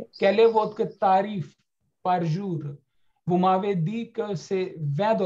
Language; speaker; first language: French; non-native, learner; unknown